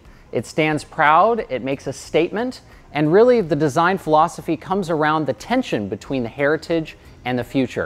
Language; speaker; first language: English; native; English